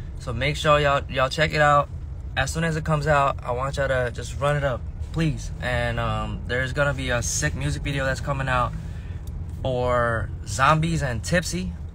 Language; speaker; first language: English; early bilingual, other home language; Korean